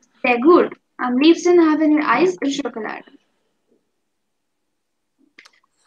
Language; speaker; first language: German; non-native, fluent; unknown